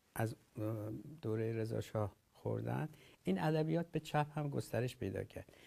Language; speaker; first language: Persian; native; Persian